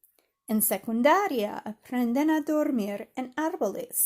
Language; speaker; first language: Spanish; non-native, fluent; English